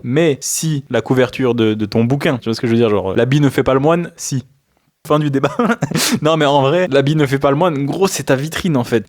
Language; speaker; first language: French; native; French